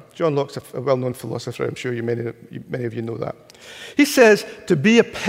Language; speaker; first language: English; native; English